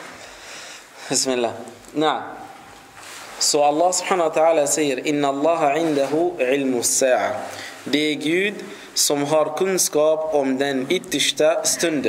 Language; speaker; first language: Swedish; non-native, fluent; Arabic